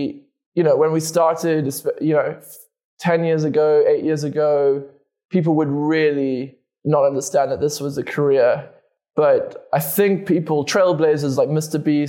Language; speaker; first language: English; native; English